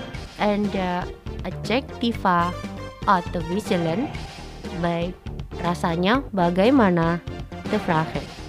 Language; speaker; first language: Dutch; non-native, learner; Indonesian